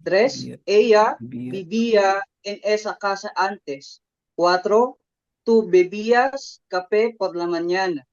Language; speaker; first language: Spanish; non-native, learner; Filipino